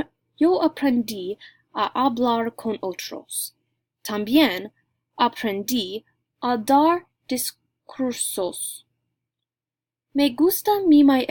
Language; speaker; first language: Spanish; non-native, learner; English